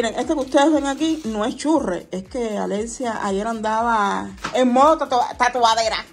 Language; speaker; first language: Spanish; native; Spanish